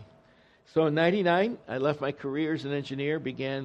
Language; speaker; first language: English; early bilingual, other home language; Spanish